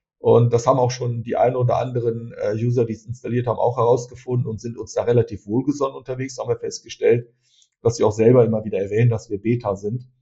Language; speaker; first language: German; early bilingual, other home language; Turkish